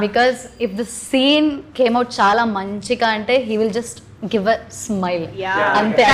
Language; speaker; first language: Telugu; non-native, learner; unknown